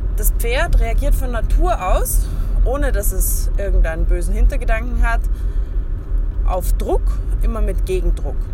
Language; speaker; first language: German; native; German